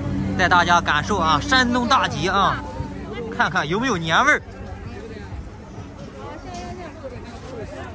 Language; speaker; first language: Chinese; native; Chinese